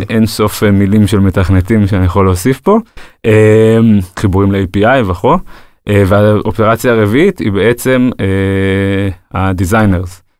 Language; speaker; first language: Hebrew; native; Hebrew